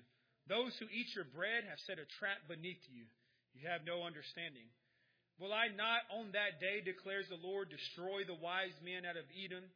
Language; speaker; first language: English; native; English